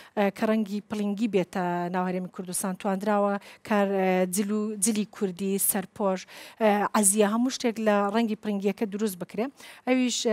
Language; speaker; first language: Central Kurdish; non-native, local second language; Kurdish